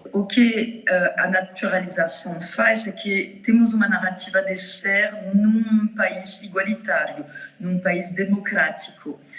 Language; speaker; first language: Portuguese; non-native, fluent; French